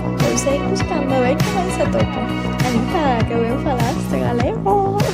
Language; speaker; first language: Galician; non-native, learner; Spanish